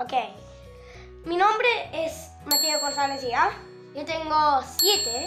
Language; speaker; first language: Spanish; early bilingual, heritage; Spanish